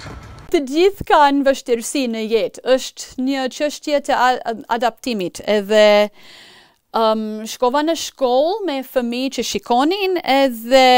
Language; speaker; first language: Albanian; non-native, fluent; English